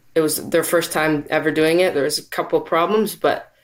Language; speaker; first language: English; native; English